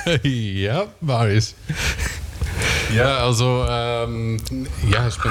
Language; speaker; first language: German; non-native, learner; English